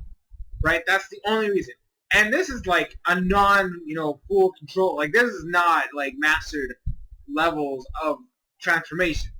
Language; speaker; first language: English; native; English